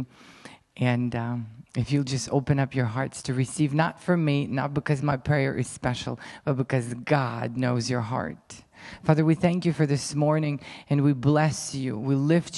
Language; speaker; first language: English; non-native, fluent; Ukrainian